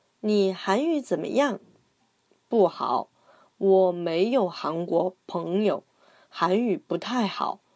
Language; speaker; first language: Chinese; non-native, fluent; Korean